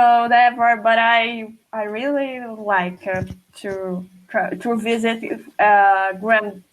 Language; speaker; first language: English; non-native, fluent; Portuguese